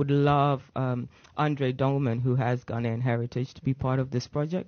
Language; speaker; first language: English; native; English